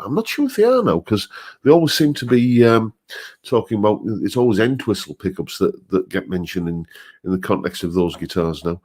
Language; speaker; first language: English; native; English